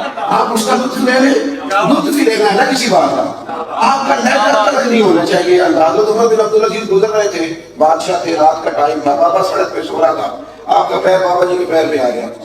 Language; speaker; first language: Urdu; non-native, local second language; Punjabi